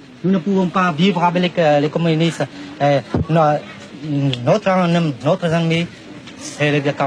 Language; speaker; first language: French; non-native, local second language; Vietnamese